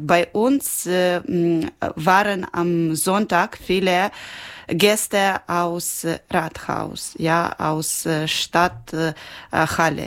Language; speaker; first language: German; non-native, learner; Ukrainian